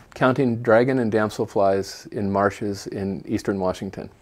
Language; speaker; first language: English; native; English